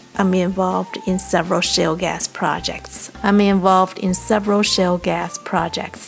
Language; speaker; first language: English; non-native, fluent; Chinese